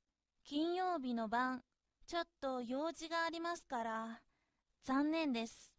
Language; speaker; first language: Japanese; non-native, fluent; Chinese